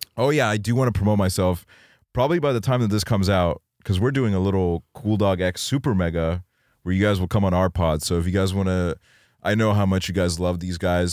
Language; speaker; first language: English; early bilingual, other home language; Estonian